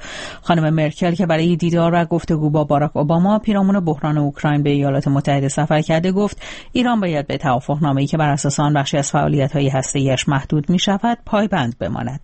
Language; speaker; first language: Persian; native; Persian